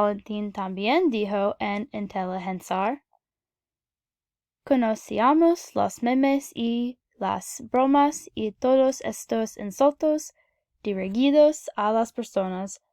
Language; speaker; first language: Spanish; non-native, learner; English